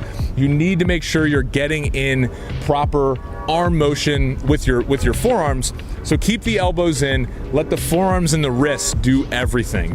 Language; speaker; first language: English; native; English